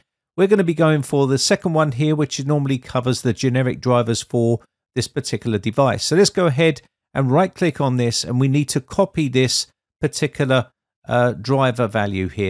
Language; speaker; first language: English; native; English